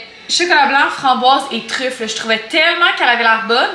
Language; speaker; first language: French; native; French